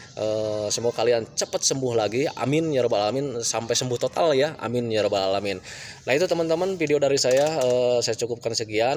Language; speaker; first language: Indonesian; native; Indonesian